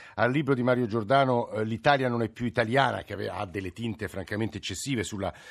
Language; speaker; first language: Italian; native; Italian